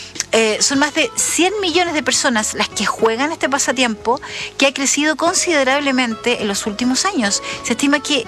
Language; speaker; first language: Spanish; native; Spanish